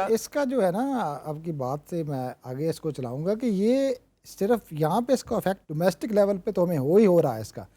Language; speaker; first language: Urdu; non-native, local second language; Punjabi